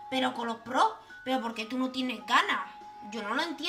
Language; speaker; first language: Spanish; native; Spanish